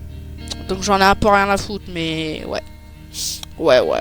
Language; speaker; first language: French; native; French